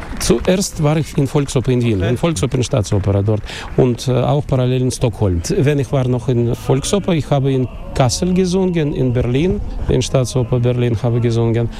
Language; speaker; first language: German; non-native, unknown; Russian